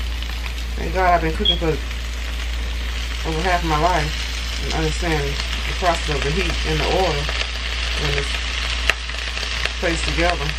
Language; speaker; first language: English; native; English